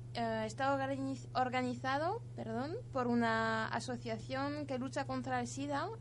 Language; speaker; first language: Spanish; non-native, fluent; French